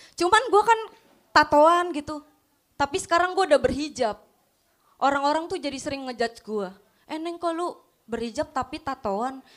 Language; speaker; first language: Indonesian; native; Indonesian